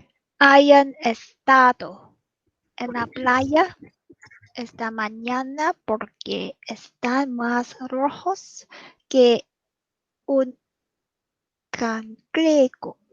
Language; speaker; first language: Spanish; non-native, learner; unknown